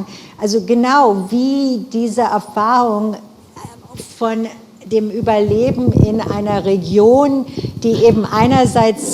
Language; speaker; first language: German; non-native, fluent; English